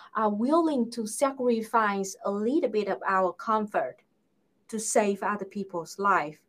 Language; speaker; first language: English; non-native, fluent; Vietnamese